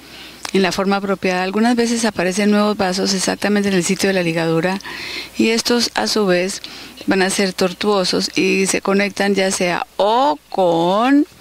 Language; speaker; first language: Spanish; native; Spanish